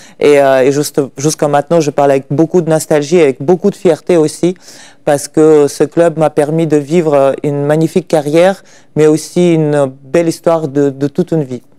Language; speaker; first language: French; non-native, fluent; Russian